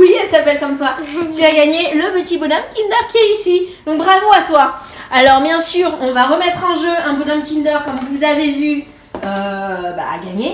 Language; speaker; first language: French; native; French